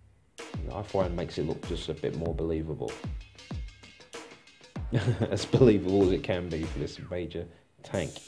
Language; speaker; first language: English; native; English